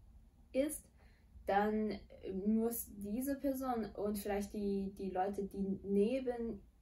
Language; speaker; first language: German; non-native, fluent; Chinese